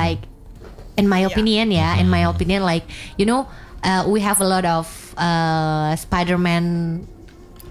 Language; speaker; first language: English; non-native, learner; Indonesian